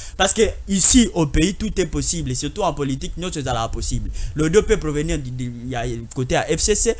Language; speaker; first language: French; non-native, local second language; Lingala